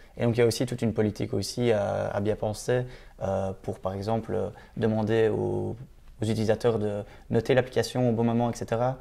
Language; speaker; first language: French; native; French